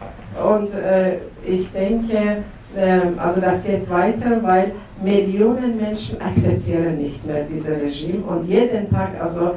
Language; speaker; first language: German; non-native, fluent; Persian